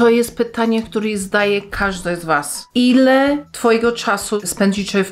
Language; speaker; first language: Polish; non-native, fluent; English